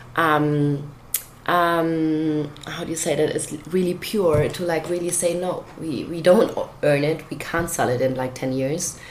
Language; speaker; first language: English; non-native, fluent; German